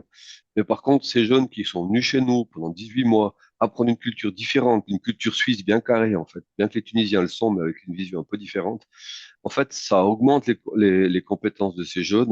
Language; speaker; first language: French; native; French